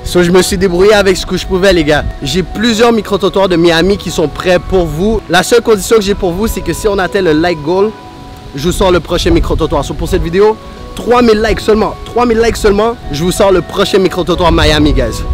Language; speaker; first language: French; native; French